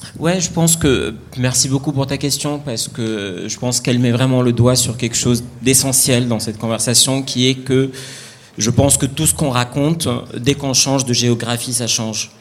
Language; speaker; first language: French; non-native, local second language; Arabic